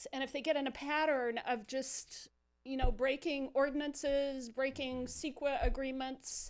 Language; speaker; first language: English; native; English